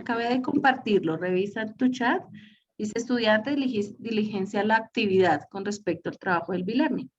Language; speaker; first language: Spanish; native; Spanish